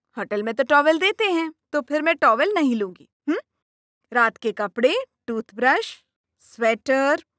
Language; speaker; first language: Hindi; non-native, local second language; Marathi